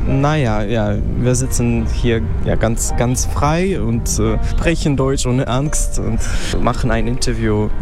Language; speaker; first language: German; non-native, fluent; Russian